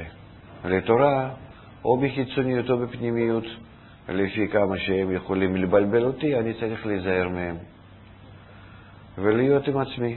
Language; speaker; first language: Hebrew; non-native, fluent; Russian